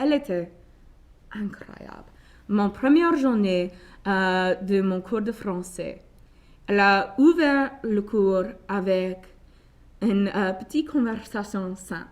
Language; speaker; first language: French; non-native, local second language; English